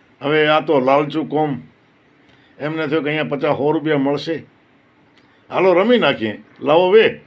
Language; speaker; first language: Gujarati; native; Gujarati